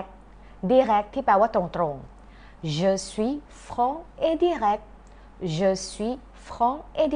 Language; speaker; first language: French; non-native, fluent; Thai